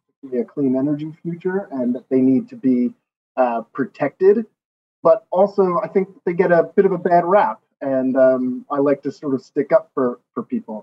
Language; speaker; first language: English; native; English